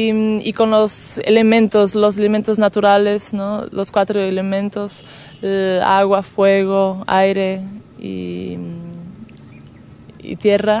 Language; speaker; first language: Spanish; non-native, fluent; Portuguese